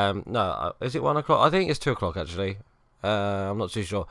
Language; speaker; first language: English; native; English